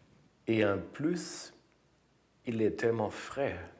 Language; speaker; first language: French; non-native, fluent; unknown